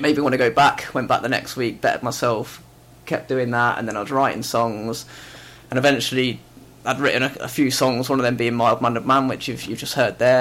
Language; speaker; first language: English; native; English